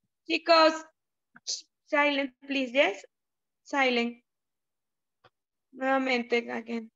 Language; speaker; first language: English; non-native, learner; Spanish